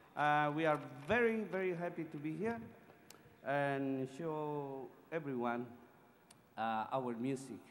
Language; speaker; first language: English; non-native, learner; Spanish